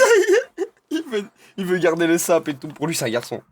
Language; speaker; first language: French; native; French